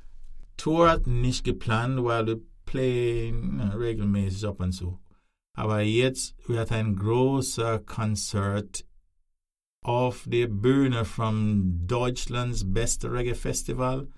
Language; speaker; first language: German; non-native, fluent; English